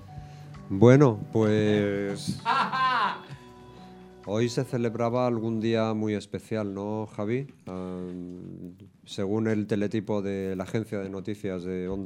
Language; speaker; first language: Spanish; native; Spanish